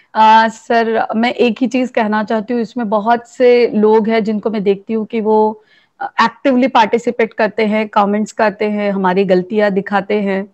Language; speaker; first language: Hindi; native; Hindi